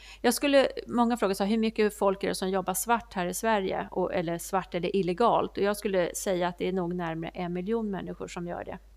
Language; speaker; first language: Swedish; native; Swedish